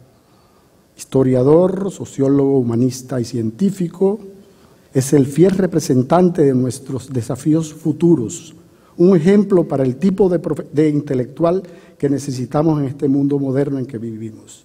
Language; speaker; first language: Spanish; native; Spanish